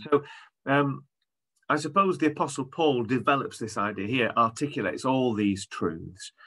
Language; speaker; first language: English; native; English